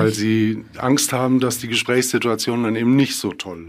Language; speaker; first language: German; native; German